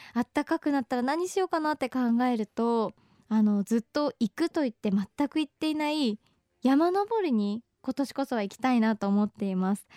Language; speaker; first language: Japanese; native; Japanese